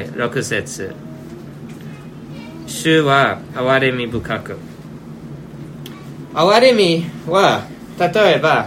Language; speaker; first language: Japanese; non-native, fluent; English